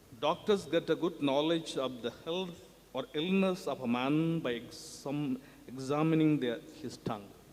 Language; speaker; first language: English; non-native, local second language; Tamil